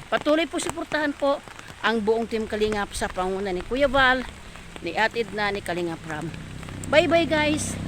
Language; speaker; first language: Filipino; non-native, local second language; Cebuano